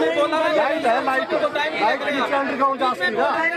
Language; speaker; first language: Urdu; non-native, local second language; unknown